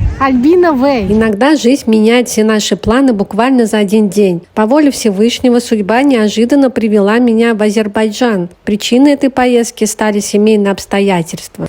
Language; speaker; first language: Russian; native; Russian